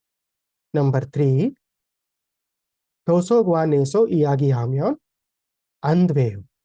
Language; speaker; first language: Korean; non-native, fluent; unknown